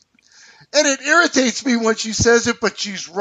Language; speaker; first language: English; native; English